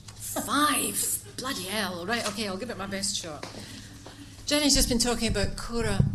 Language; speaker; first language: English; native; English